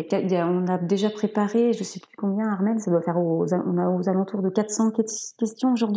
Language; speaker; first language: French; native; French